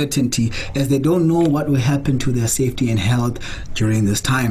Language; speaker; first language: English; non-native, local second language; Xhosa